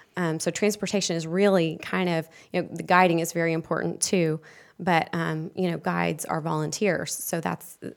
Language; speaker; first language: English; native; English